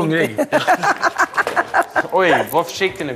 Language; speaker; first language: Swedish; native; Swedish